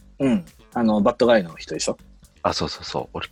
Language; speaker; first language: Japanese; native; Japanese